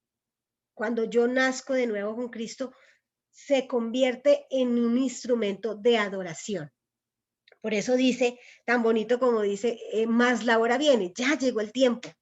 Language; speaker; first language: Spanish; native; Spanish